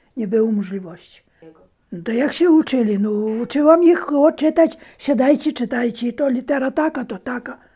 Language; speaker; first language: Polish; early bilingual, heritage; Polish